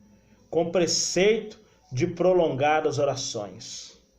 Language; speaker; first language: Portuguese; native; Portuguese